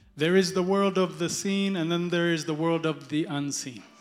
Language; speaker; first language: English; early bilingual, other home language; Amharic